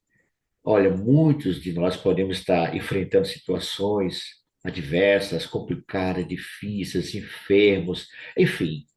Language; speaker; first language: Portuguese; native; Portuguese